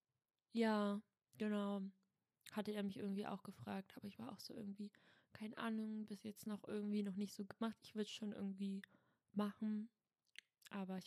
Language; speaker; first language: German; native; German